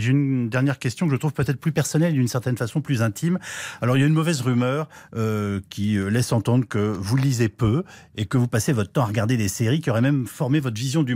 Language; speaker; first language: French; native; French